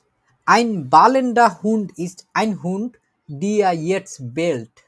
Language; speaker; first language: German; non-native, fluent; Bangla